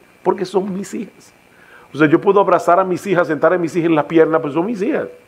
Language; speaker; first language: Spanish; native; Spanish